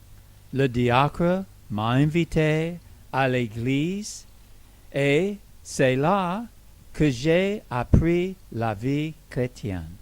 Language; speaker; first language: French; non-native, learner; English